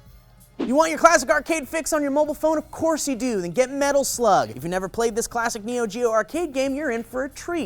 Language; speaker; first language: English; native; English